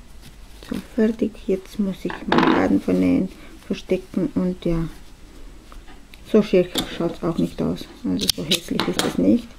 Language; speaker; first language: German; non-native, fluent; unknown